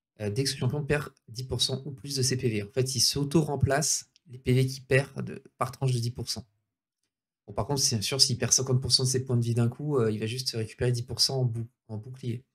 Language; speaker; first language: French; native; French